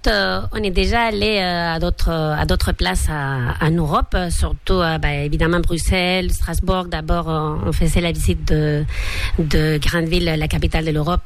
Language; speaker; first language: French; non-native, fluent; Spanish